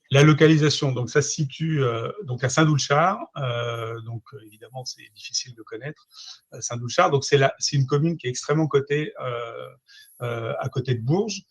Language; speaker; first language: French; native; French